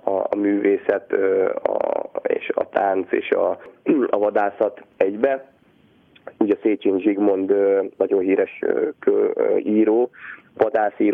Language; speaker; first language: Hungarian; native; Hungarian